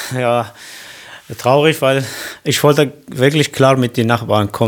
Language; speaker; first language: German; non-native, learner; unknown